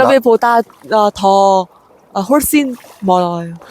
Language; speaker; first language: Korean; non-native, learner; Vietnamese